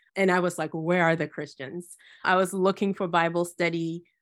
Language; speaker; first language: English; early bilingual, other home language; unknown